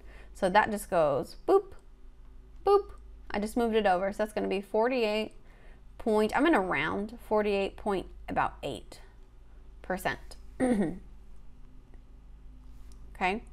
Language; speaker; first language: English; native; English